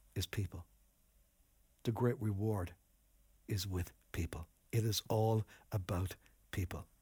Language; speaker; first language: English; native; English